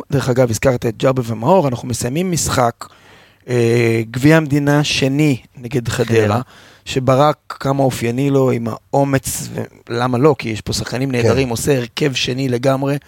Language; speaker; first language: Hebrew; native; Hebrew